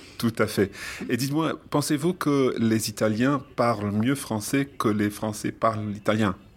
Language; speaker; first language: French; non-native, fluent; English